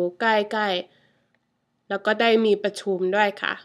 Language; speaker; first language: Thai; early bilingual, heritage; English